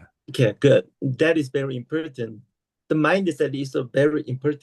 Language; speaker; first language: English; non-native, learner; Korean